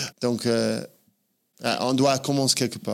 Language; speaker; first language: French; non-native, fluent; English